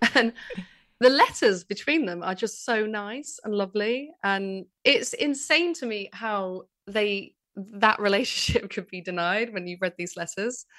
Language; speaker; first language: English; native; English